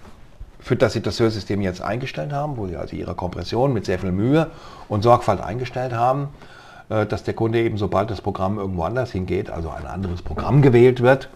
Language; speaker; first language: German; native; German